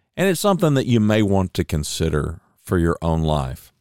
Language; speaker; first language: English; native; English